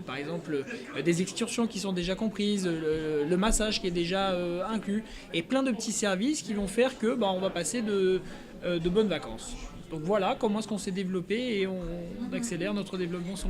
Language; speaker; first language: French; native; French